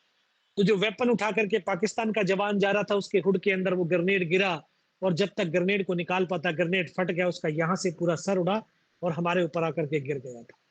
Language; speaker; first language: Hindi; native; Hindi